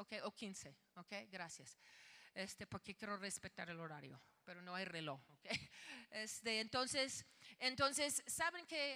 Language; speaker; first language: Spanish; non-native, fluent; English